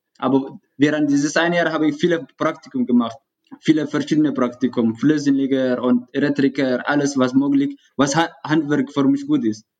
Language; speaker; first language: German; non-native, learner; Tigrinya